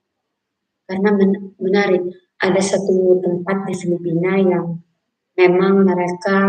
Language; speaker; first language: Indonesian; non-native, fluent; Filipino